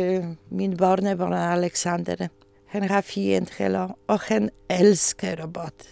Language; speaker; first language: Danish; non-native, learner; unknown